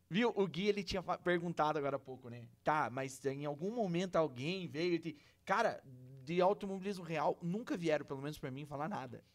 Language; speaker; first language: Portuguese; native; Portuguese